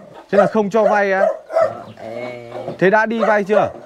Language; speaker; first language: Vietnamese; native; Vietnamese